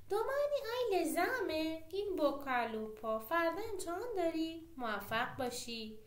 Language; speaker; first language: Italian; non-native, fluent; Persian